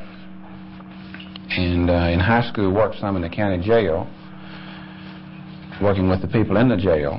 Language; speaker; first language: English; native; English